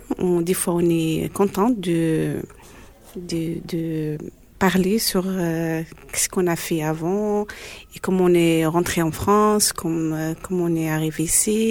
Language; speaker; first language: French; non-native, learner; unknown